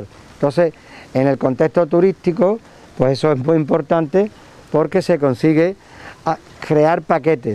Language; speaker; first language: Spanish; native; Spanish